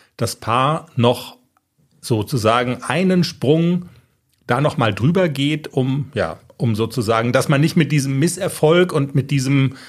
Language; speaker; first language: German; native; German